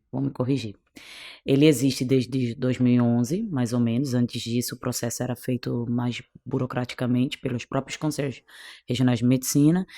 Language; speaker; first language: Portuguese; non-native, local second language; Kabuverdianu